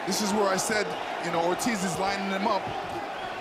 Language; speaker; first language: English; native; English